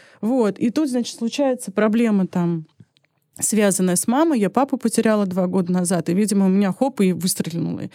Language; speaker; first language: Russian; early bilingual, other home language; Armenian